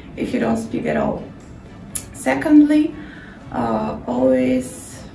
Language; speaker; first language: English; non-native, fluent; Russian